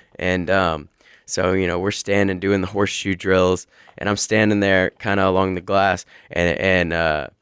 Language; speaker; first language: English; native; English